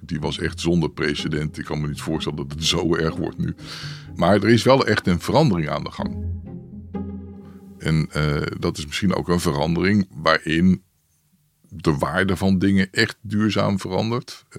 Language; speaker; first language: Dutch; native; Dutch